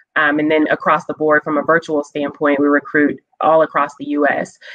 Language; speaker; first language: English; native; English